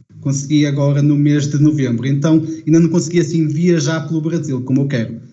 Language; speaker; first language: Portuguese; native; Portuguese